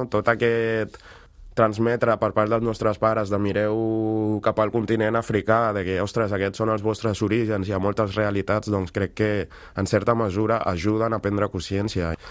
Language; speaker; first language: Catalan; early bilingual, other home language; Wolof